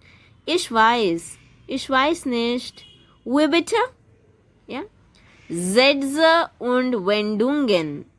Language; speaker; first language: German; non-native, fluent; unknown